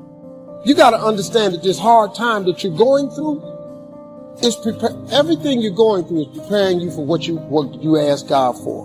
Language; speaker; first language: English; native; English